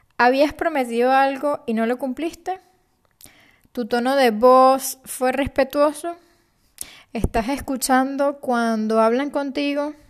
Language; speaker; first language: Spanish; native; Spanish